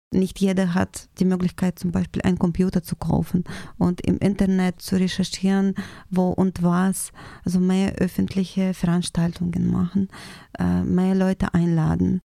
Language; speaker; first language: German; non-native, fluent; Russian